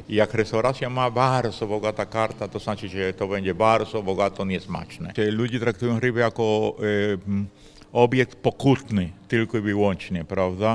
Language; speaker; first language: Polish; non-native, fluent; Spanish